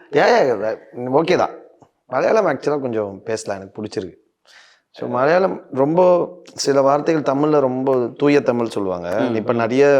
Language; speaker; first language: Tamil; non-native, learner; Malayalam